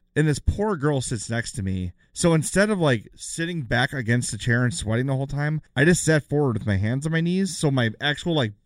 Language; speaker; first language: English; native; English